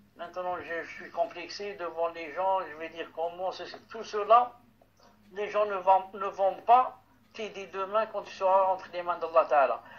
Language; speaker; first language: French; non-native, local second language; Arabic